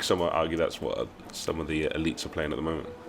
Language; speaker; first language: English; native; English